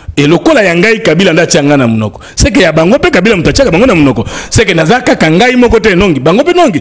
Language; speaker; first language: Lingala; non-native, local second language; Kongo